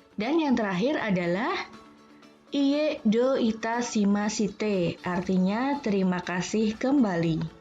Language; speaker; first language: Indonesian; native; Indonesian